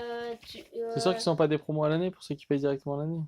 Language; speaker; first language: French; native; French